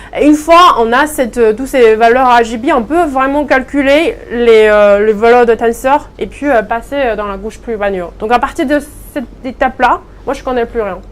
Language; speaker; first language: French; non-native, fluent; Chinese